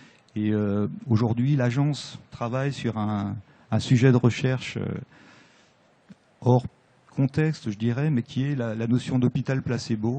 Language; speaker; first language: French; native; French